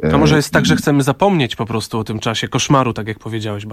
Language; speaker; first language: Polish; native; Polish